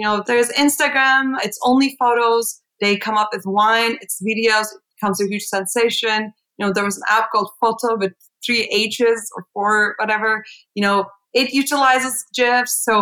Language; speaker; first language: English; non-native, fluent; Turkish